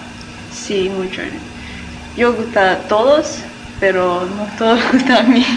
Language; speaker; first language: Spanish; non-native, learner; English